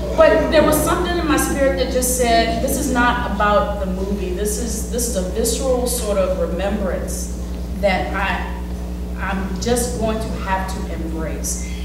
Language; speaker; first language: English; native; English